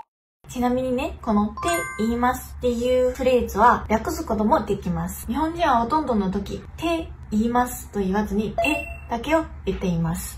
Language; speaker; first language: Japanese; non-native, fluent; Chinese